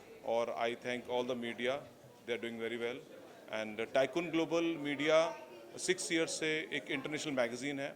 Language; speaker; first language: Hindi; native; Hindi